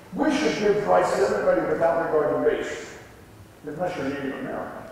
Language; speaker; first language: English; native; English